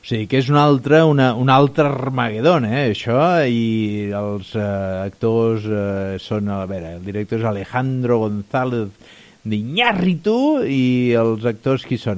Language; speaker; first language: Catalan; native; Catalan